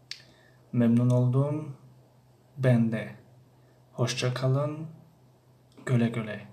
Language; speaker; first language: Turkish; non-native, learner; Tajik